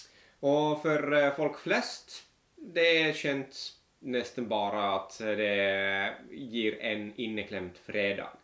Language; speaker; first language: Norwegian; non-native, fluent; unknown